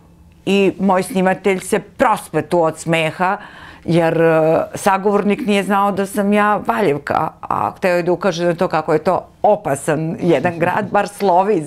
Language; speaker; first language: Serbian; native; Serbian